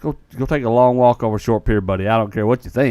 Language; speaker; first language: English; native; English